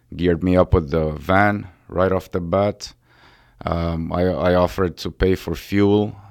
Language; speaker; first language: English; early bilingual, other home language; Ukrainian